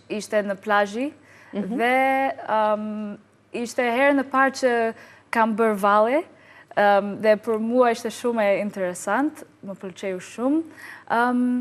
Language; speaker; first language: Albanian; non-native, learner; English